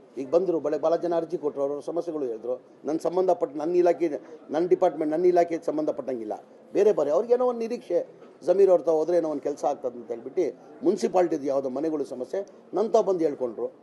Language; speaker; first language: Kannada; non-native, local second language; Urdu